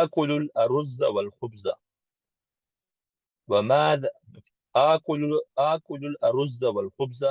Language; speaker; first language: Arabic; non-native, learner; English